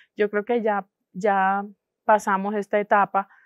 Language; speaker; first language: Spanish; non-native, local second language; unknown